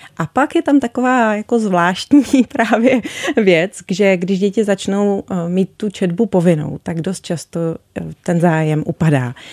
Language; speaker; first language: Czech; native; Czech